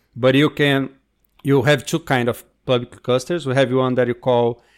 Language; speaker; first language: English; non-native, fluent; Portuguese